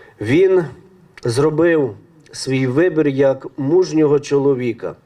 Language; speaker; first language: Ukrainian; native; Ukrainian